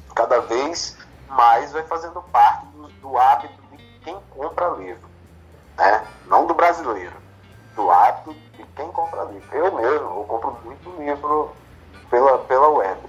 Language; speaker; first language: Portuguese; native; Portuguese